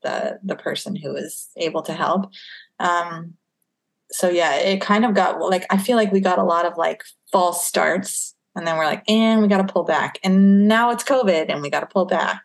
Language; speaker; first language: English; native; English